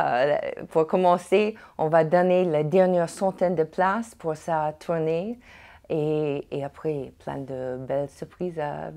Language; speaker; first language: French; non-native, fluent; English